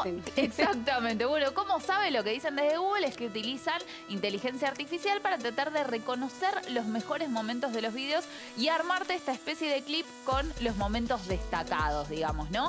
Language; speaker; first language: Spanish; native; Spanish